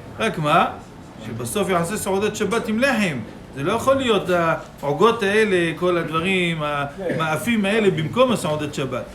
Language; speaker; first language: Hebrew; native; Hebrew